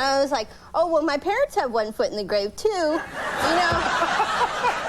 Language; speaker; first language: English; native; English